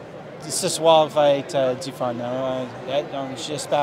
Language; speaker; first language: French; non-native, learner; English